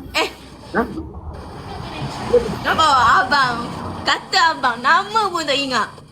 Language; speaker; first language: Malay; native; Malay